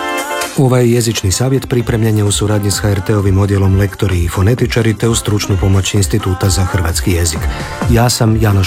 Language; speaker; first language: Serbian; native; Serbian